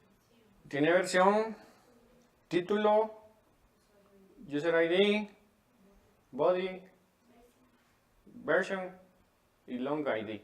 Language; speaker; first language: Spanish; native; Spanish